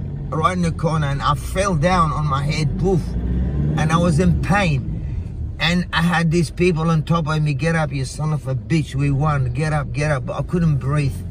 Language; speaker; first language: English; non-native, fluent; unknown